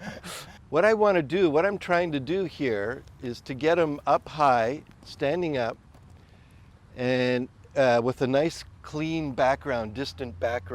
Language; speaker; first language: English; native; English